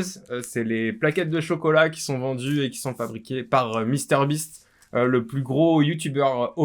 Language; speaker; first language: French; native; French